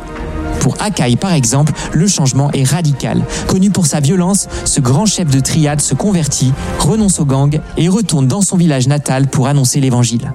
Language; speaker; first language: French; native; French